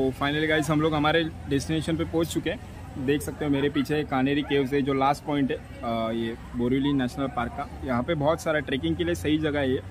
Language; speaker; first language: Hindi; non-native, local second language; Marathi